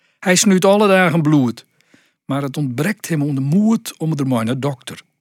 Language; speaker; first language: Dutch; native; Dutch